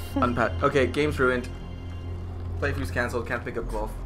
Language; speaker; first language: English; native; English